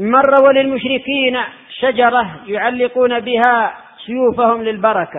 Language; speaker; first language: Arabic; native; Arabic